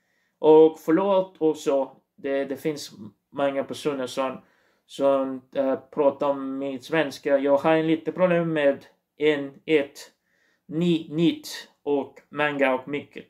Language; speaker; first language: Swedish; non-native, learner; Portuguese